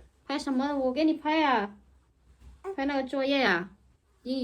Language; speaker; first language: Chinese; non-native, fluent; Indonesian